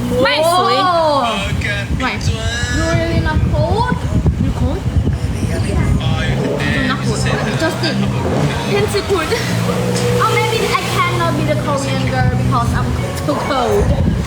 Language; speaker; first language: English; non-native, learner; Thai